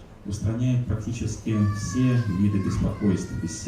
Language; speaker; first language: Russian; native; Russian